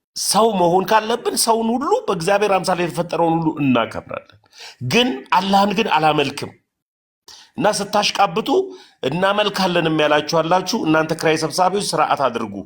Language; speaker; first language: Amharic; non-native, local second language; Oromo